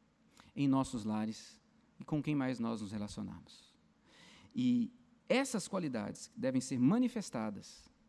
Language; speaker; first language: Portuguese; native; Portuguese